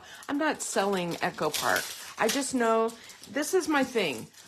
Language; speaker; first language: English; native; English